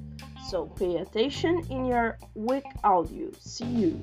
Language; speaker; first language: English; non-native, learner; Portuguese